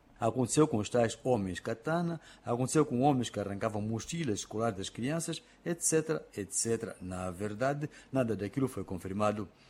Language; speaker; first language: Portuguese; non-native, local second language; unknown